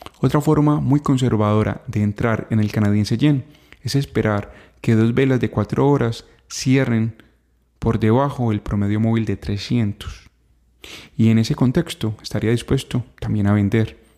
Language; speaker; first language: Spanish; native; Spanish